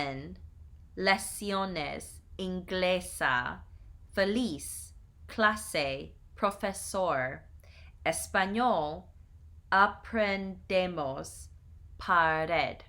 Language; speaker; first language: Spanish; non-native, learner; English